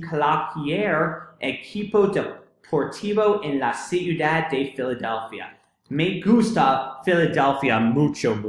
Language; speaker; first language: Spanish; non-native, learner; English